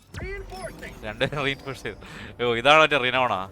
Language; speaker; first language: Malayalam; native; Malayalam